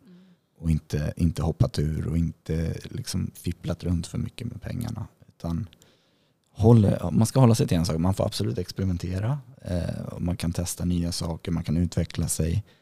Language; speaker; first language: Swedish; native; Swedish